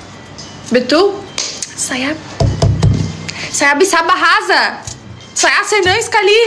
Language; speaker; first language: Indonesian; non-native, learner; Portuguese